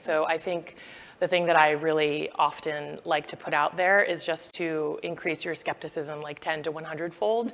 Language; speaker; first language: English; native; English